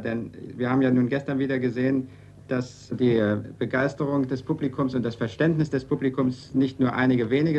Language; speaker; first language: German; native; German